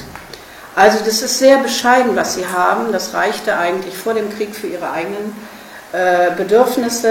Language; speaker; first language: German; native; German